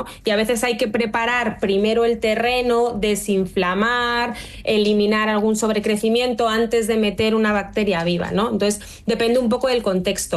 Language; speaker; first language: Spanish; native; Spanish